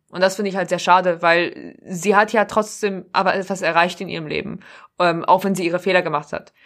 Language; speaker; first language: German; early bilingual, other home language; Polish